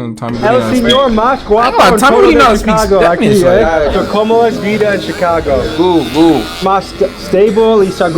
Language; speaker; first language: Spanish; non-native, learner; English